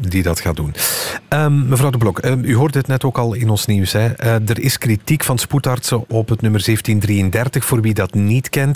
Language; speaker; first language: Dutch; native; Dutch